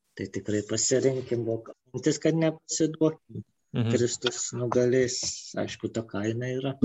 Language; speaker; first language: Lithuanian; native; Lithuanian